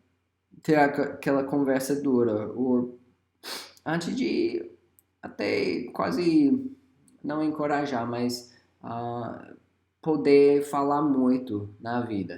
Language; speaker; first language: Portuguese; non-native, fluent; English